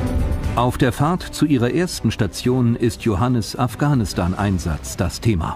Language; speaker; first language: German; native; German